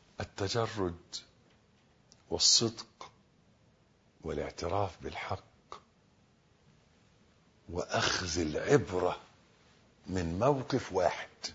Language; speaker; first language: Arabic; native; Arabic